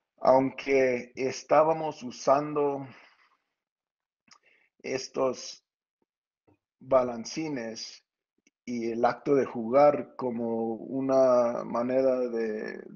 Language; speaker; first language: Spanish; early bilingual, heritage; Spanish